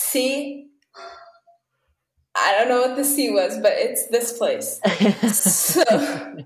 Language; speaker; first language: English; native; English